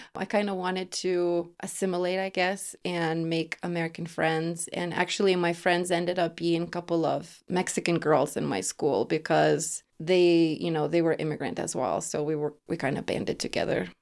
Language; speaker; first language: English; non-native, fluent; Lithuanian